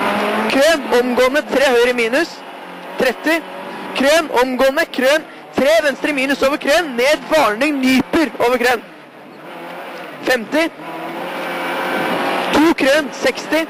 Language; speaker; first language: Norwegian; native; Norwegian